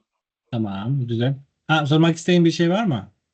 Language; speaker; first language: Turkish; non-native, fluent; Spanish